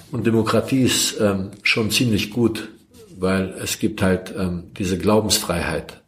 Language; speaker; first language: German; early bilingual, other home language; Croatian